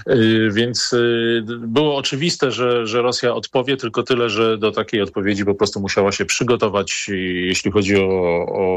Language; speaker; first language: Polish; native; Polish